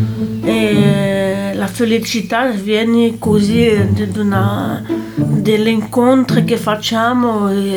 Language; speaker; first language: Italian; non-native, local second language; French